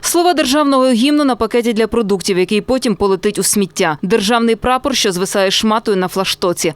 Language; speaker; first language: Ukrainian; native; Ukrainian